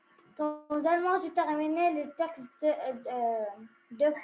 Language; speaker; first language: French; non-native, learner; Arabic